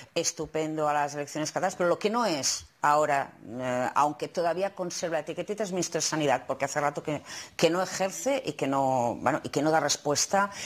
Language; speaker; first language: Spanish; native; Spanish